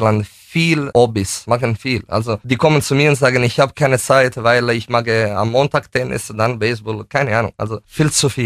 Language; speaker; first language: German; non-native, fluent; Italian